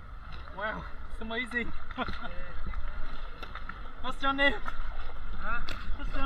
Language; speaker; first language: English; non-native, learner; Vietnamese